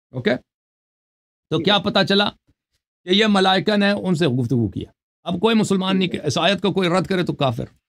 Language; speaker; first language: Urdu; non-native, fluent; Persian